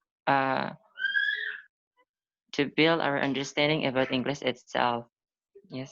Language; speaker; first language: English; non-native, learner; Indonesian